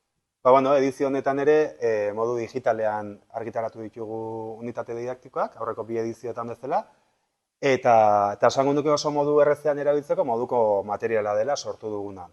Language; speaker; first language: Basque; native; Basque